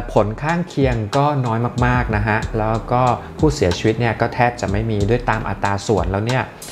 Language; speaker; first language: Thai; native; Thai